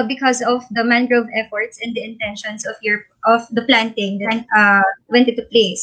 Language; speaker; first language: English; non-native, local second language; Filipino